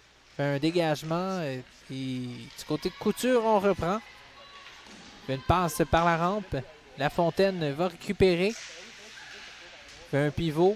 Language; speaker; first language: French; native; French